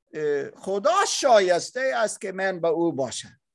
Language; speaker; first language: Persian; non-native, learner; English